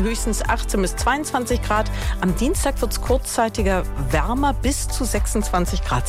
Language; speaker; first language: German; native; German